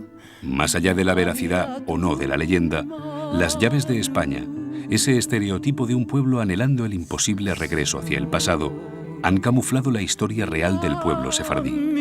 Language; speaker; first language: Spanish; native; Spanish